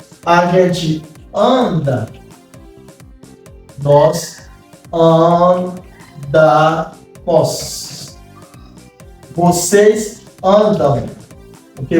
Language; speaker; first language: Portuguese; non-native, fluent; Haitian Creole